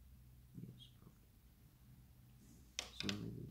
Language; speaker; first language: English; non-native, learner; Dutch